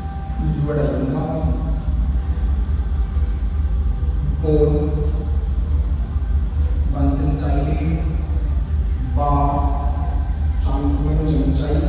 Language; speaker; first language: Vietnamese; non-native, learner; Hindi